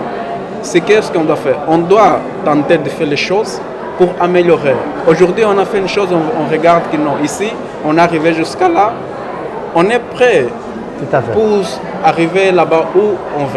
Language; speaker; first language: French; non-native, fluent; Portuguese